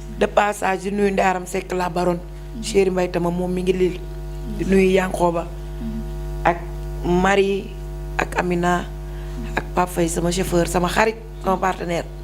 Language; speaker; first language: Wolof; native; Wolof